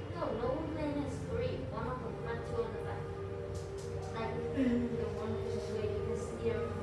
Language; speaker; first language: English; non-native, learner; Vietnamese